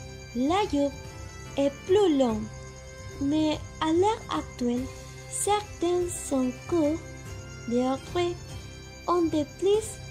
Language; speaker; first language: French; non-native, learner; Spanish